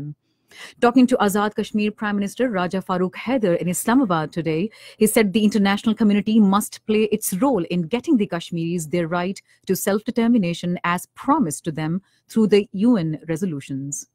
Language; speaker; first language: English; non-native, local second language; Urdu